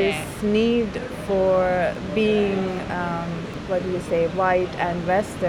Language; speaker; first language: English; non-native, local second language; Sinhala